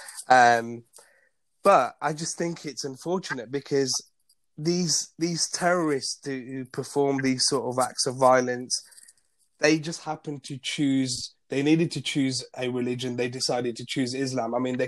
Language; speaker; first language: English; non-native, local second language; Gujarati